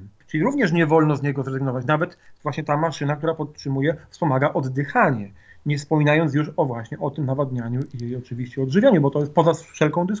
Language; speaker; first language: Polish; native; Polish